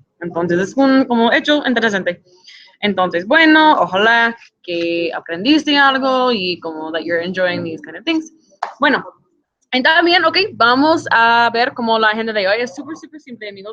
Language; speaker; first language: Spanish; non-native, fluent; English